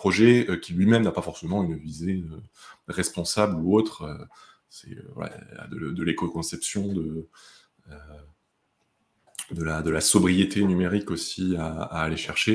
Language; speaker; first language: French; native; French